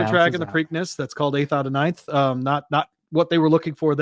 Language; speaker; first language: English; native; English